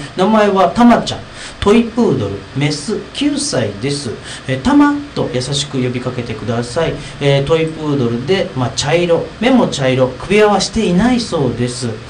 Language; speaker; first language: Japanese; native; Japanese